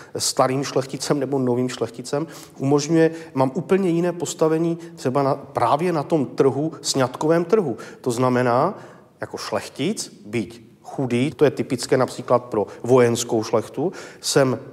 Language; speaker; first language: Czech; native; Czech